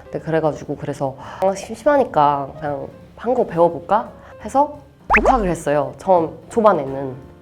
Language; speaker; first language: Korean; non-native, fluent; Chinese